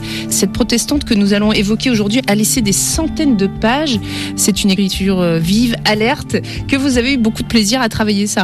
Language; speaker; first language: French; native; French